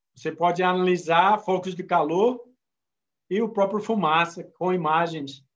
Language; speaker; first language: Portuguese; non-native, fluent; English